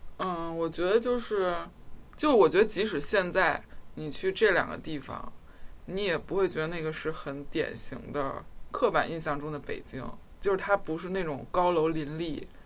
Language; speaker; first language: Chinese; native; Chinese